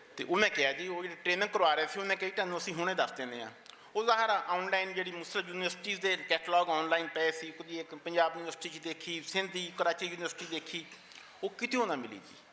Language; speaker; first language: Punjabi; native; Punjabi